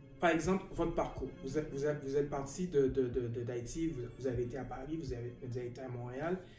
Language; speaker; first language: French; native; French